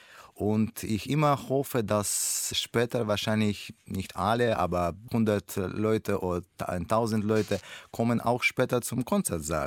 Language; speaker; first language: German; non-native, learner; Russian